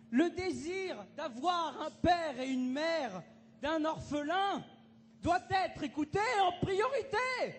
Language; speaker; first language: French; native; French